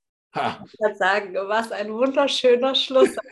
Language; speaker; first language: German; native; German